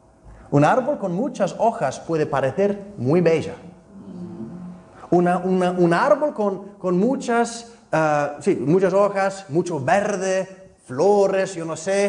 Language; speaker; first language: Spanish; non-native, fluent; Icelandic